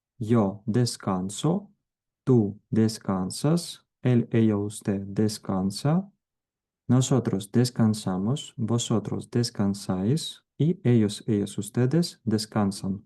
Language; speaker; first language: Spanish; non-native, fluent; Ukrainian